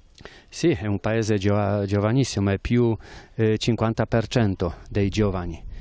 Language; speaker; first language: Italian; non-native, fluent; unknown